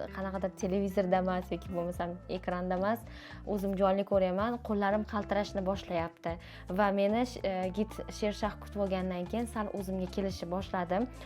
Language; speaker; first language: Uzbek; native; Uzbek